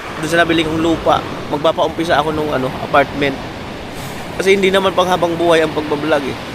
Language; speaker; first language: Filipino; non-native, local second language; Bikol